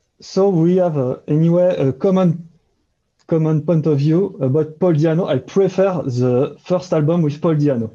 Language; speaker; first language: English; non-native, learner; French